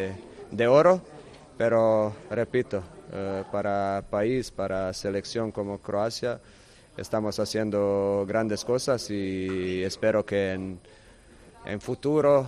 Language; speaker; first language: Spanish; non-native, fluent; Croatian